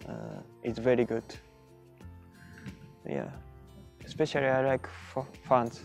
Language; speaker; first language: English; non-native, learner; Japanese